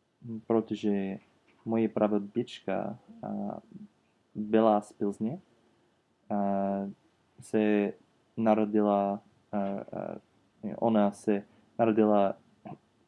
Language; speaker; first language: Czech; non-native, learner; English